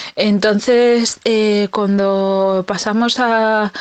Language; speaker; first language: Spanish; native; Spanish